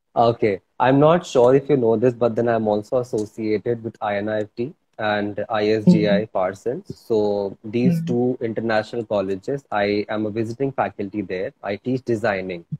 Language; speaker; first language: English; non-native, local second language; Hindi